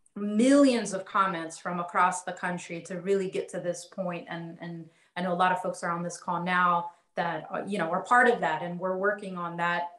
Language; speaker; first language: English; native; English